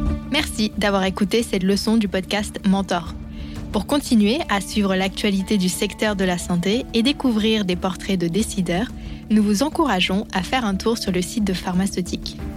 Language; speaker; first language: French; native; French